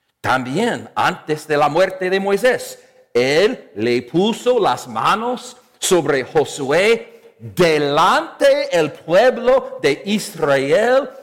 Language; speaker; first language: Spanish; non-native, fluent; English